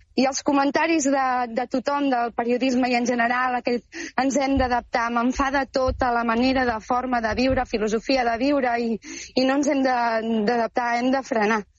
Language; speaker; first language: Catalan; native; Catalan